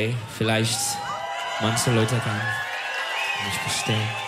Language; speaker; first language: German; non-native, learner; Turkish